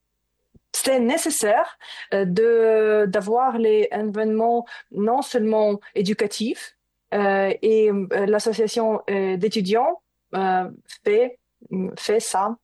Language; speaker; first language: French; non-native, learner; Ukrainian